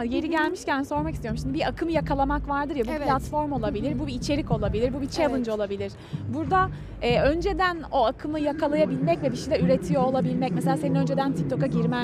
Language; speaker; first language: Turkish; native; Turkish